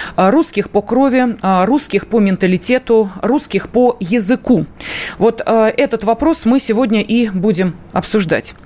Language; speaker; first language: Russian; native; Russian